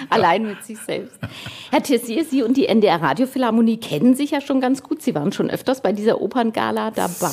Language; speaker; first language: German; native; German